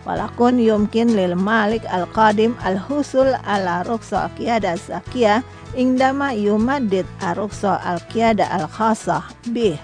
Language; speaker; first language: Arabic; non-native, learner; Indonesian